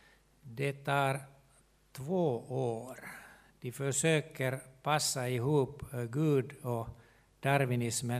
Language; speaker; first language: Swedish; non-native, local second language; Finnish